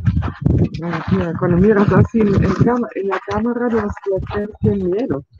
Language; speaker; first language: Spanish; non-native, learner; German